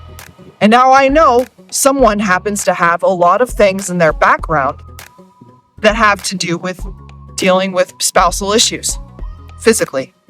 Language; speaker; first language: English; native; English